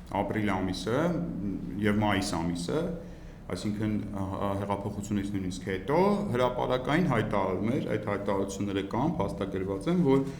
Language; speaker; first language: Armenian; native; Armenian